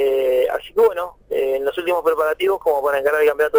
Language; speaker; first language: Spanish; native; Spanish